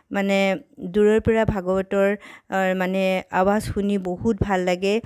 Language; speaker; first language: Assamese; native; Assamese